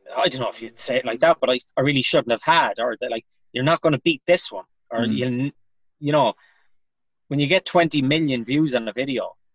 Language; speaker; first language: English; native; English